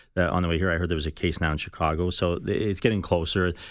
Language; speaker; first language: English; native; English